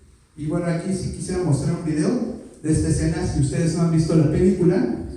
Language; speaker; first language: Spanish; native; Spanish